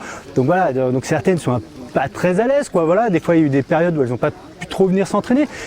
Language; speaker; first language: French; native; French